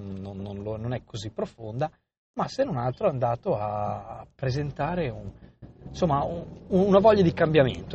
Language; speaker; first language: Italian; native; Italian